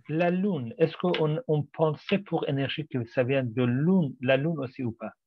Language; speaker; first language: French; non-native, fluent; Persian